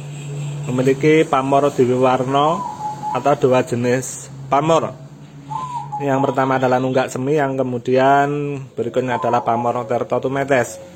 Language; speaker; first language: Indonesian; non-native, local second language; Javanese